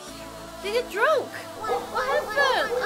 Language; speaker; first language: English; non-native, learner; Korean